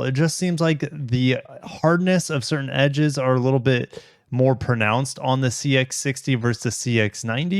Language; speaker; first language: English; native; English